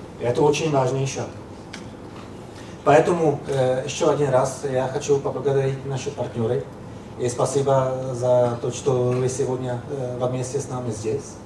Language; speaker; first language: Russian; non-native, learner; Czech